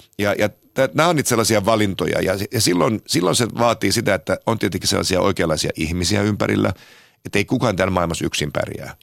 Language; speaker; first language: Finnish; native; Finnish